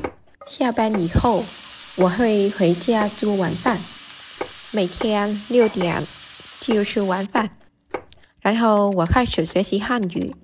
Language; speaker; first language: Chinese; non-native, learner; Vietnamese